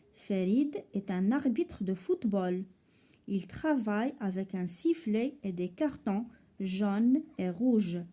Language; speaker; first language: French; non-native, local second language; Arabic